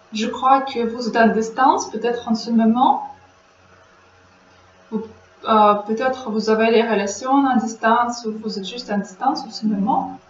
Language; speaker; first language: French; non-native, learner; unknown